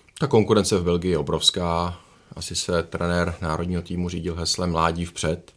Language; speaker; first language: Czech; native; Czech